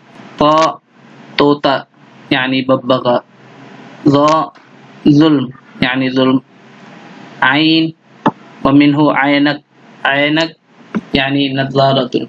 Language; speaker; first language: Arabic; non-native, fluent; Urdu